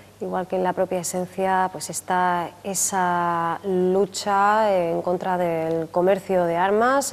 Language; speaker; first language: Spanish; native; Spanish